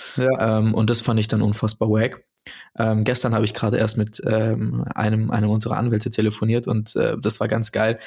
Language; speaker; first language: German; native; German